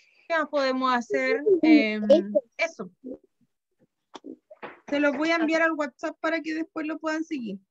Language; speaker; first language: Spanish; native; Spanish